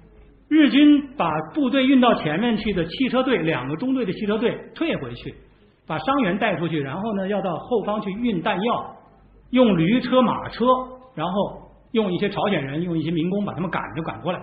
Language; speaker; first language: Chinese; native; Chinese